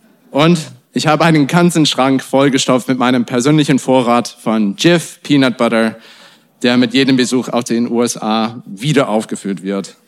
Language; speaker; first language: German; non-native, fluent; English